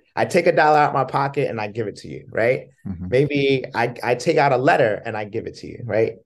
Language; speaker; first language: English; native; English